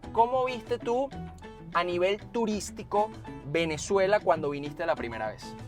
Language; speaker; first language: Spanish; native; Spanish